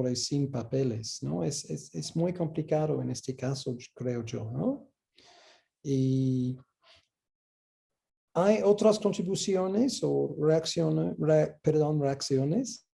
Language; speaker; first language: Spanish; non-native, fluent; English